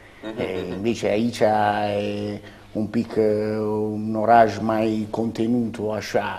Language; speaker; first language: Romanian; non-native, learner; Italian